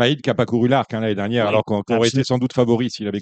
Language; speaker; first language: French; native; French